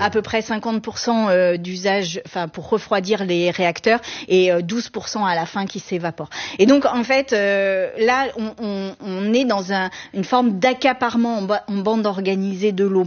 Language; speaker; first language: French; native; French